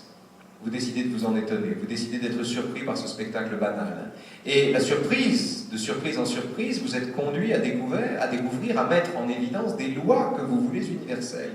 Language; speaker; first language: French; native; French